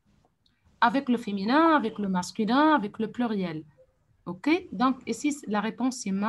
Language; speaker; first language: French; non-native, fluent; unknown